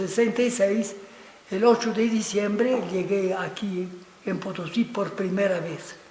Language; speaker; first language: Spanish; non-native, fluent; Italian